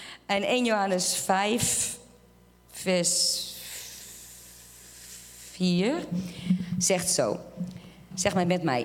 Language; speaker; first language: Dutch; non-native, fluent; Portuguese